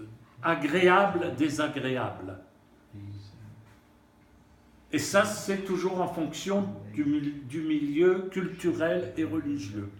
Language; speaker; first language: French; native; French